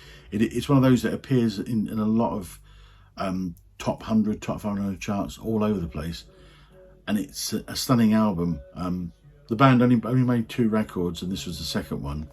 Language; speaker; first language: English; native; English